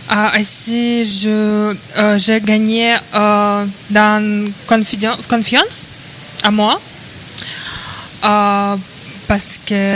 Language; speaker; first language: French; non-native, learner; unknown